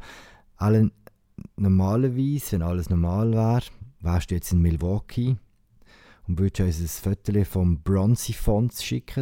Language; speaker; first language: German; native; German